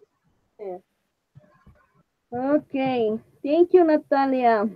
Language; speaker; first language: English; non-native, learner; Spanish